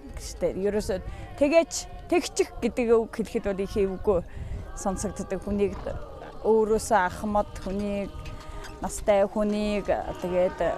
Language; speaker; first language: Mongolian; non-native, local second language; Buriat